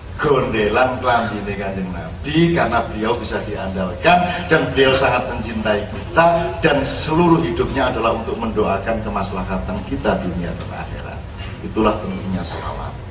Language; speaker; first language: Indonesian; non-native, local second language; Javanese